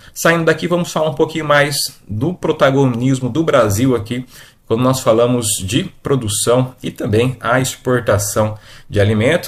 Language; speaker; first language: Portuguese; native; Portuguese